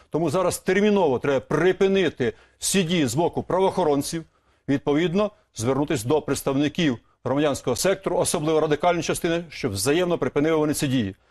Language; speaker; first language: Ukrainian; native; Ukrainian